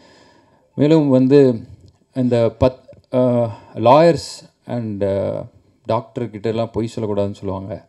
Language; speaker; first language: Tamil; native; Tamil